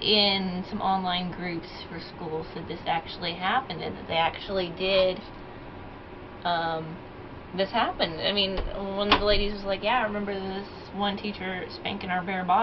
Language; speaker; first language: English; native; English